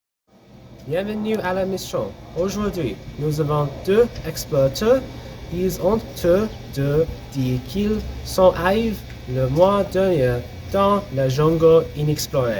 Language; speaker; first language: French; non-native, learner; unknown